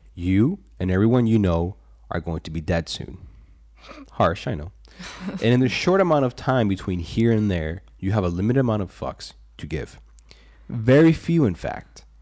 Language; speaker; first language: English; early bilingual, other home language; Spanish